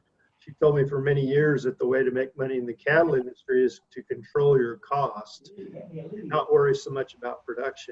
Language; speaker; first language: English; native; English